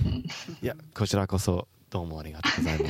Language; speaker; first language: Japanese; non-native, fluent; English